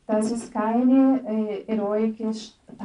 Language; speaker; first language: German; non-native, fluent; Portuguese